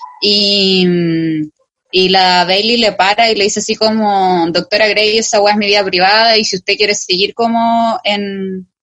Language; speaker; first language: Spanish; native; Spanish